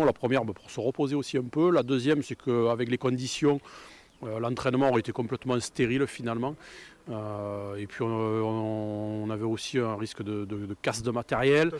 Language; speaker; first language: French; native; French